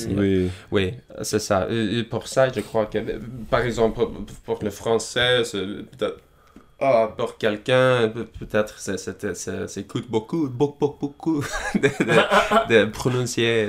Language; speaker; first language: French; non-native, learner; English